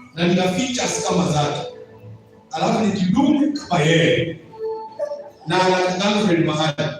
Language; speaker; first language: Swahili; non-native, local second language; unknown